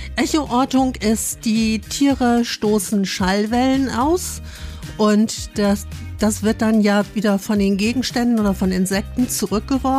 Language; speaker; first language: German; native; German